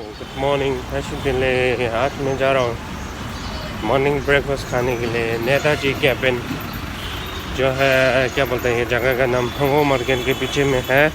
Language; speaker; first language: Hindi; non-native, local second language; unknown